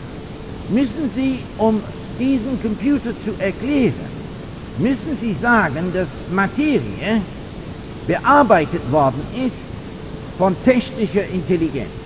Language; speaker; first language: German; non-native, fluent; English